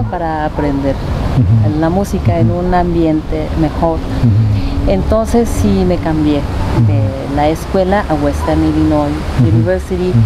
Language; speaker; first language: Spanish; non-native, fluent; Japanese